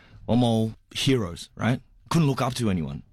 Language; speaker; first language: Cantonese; early bilingual, heritage; Cantonese